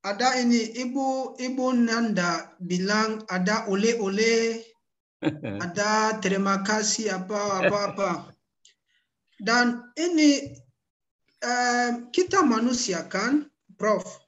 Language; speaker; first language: Indonesian; non-native, learner; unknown